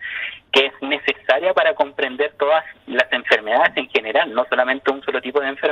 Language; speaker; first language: Spanish; native; Spanish